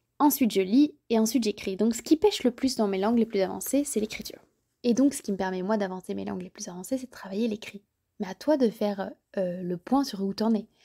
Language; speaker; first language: French; native; French